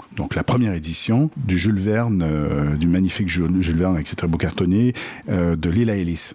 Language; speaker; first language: French; native; French